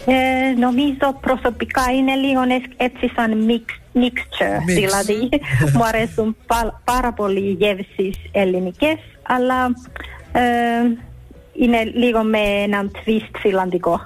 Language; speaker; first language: Greek; early bilingual, heritage; Finnish